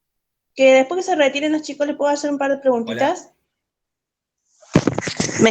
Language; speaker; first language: Spanish; native; Spanish